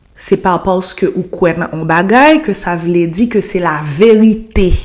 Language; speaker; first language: French; non-native, local second language; Haitian Creole